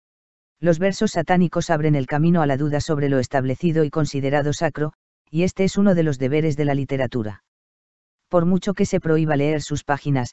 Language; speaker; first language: Spanish; native; Spanish